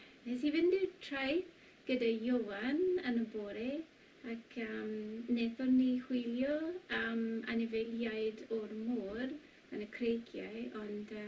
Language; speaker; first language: Welsh; non-native, learner; English